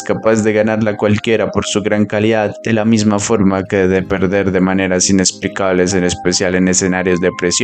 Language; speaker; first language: Spanish; native; Spanish